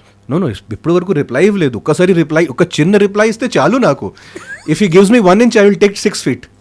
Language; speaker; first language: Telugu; non-native, fluent; Hindi